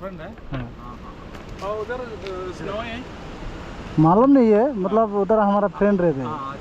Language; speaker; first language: Hindi; non-native, local second language; Bangla